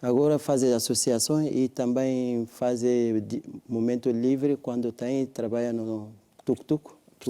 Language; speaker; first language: Portuguese; non-native, learner; French